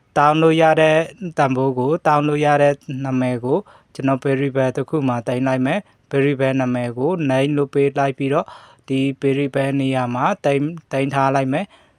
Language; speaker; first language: Burmese; native; Burmese